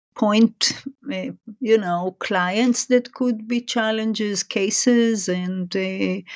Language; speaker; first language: English; non-native, fluent; Hebrew